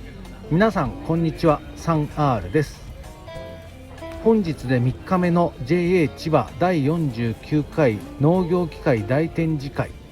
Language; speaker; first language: Japanese; native; Japanese